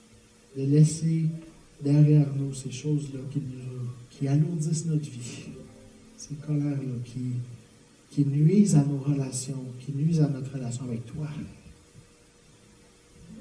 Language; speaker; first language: French; native; French